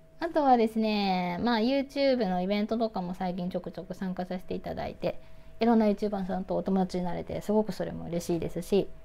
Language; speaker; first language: Japanese; native; Japanese